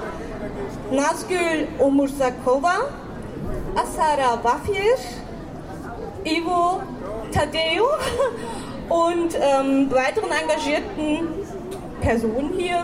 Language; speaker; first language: German; early bilingual, other home language; Turkish